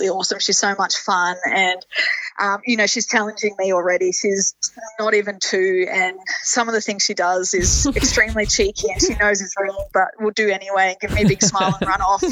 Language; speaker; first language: English; native; English